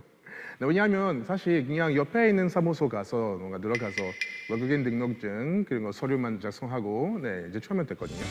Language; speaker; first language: Korean; non-native, fluent; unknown